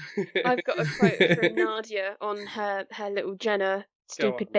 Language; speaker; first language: English; native; English